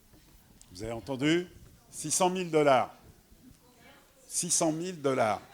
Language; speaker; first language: French; native; French